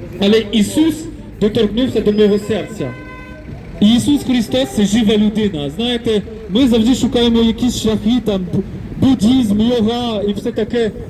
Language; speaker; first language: Ukrainian; non-native, fluent; French